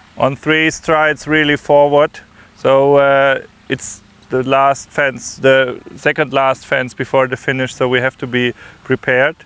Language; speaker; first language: English; non-native, fluent; German